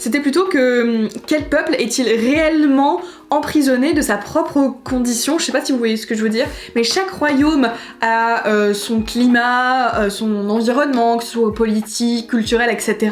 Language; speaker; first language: French; native; French